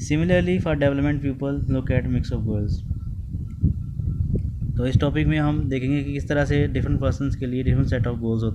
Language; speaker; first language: Hindi; native; Hindi